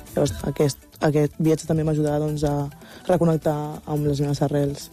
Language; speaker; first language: Catalan; early bilingual, other home language; Wolof